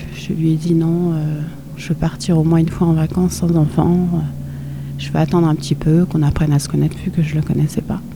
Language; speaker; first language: French; native; French